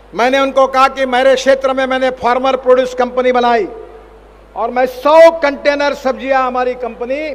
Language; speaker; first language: Hindi; non-native, local second language; Marathi